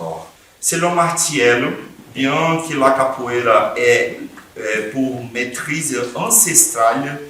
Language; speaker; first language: French; non-native, fluent; Portuguese